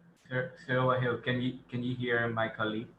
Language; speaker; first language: English; non-native, fluent; Thai